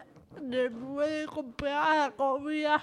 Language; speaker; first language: Spanish; non-native, learner; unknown